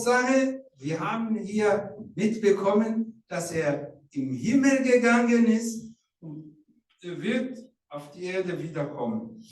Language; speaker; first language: German; non-native, learner; Rundi